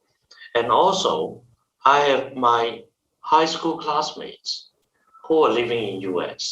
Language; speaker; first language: English; non-native, fluent; Chinese